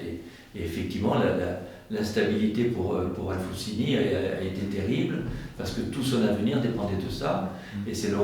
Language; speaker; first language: French; native; French